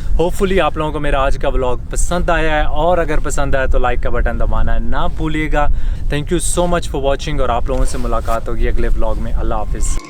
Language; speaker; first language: Urdu; non-native, local second language; Punjabi